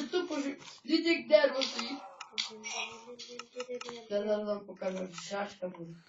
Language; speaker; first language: Ukrainian; native; Ukrainian